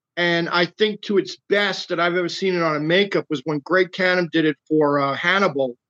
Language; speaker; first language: English; native; English